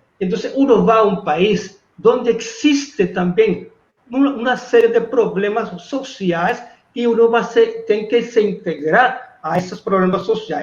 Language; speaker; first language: Portuguese; non-native, fluent; Spanish